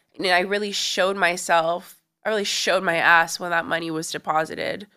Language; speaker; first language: English; native; English